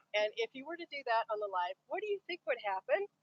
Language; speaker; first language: English; native; English